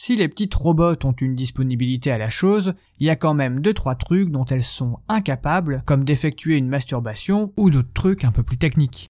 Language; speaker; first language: French; native; French